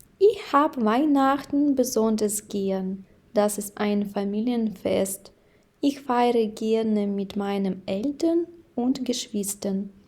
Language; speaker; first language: German; non-native, fluent; Ukrainian